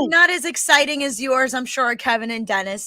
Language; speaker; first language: English; native; English